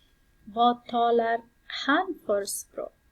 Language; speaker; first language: Swedish; non-native, fluent; Persian